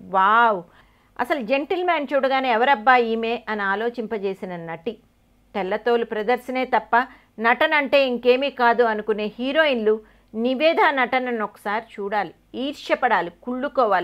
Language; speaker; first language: Telugu; native; Telugu